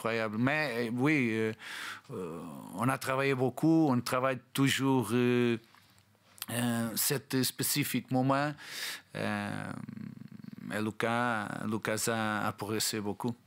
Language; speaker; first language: French; non-native, learner; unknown